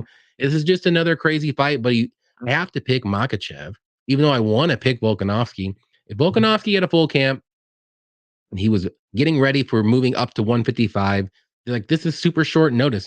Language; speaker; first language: English; native; English